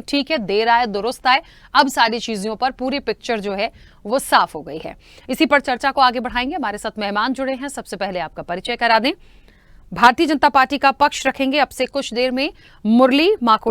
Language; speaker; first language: Hindi; native; Hindi